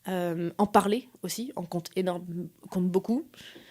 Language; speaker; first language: French; native; French